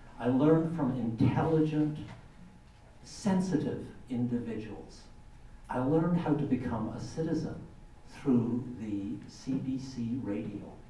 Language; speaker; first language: English; native; English